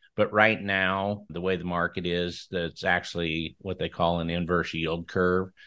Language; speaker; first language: English; native; English